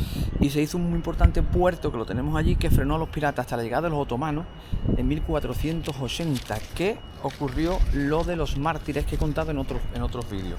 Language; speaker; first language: Spanish; native; Spanish